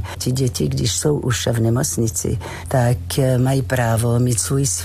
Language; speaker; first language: Czech; non-native, fluent; French